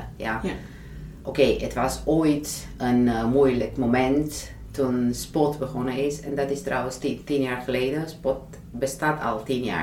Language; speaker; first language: Dutch; non-native, fluent; Romanian